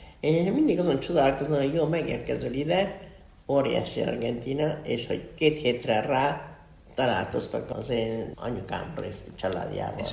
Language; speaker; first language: Hungarian; early bilingual, heritage; Hungarian